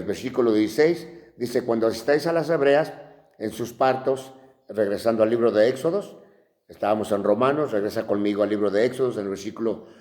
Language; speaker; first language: Spanish; native; Spanish